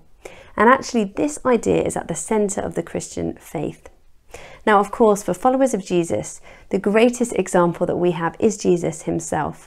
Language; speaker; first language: English; native; English